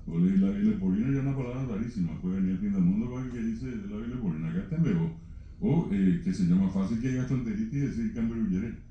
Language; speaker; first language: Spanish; native; Spanish